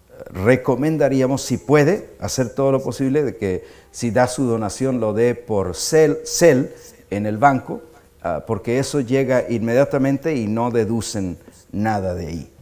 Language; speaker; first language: Spanish; native; Spanish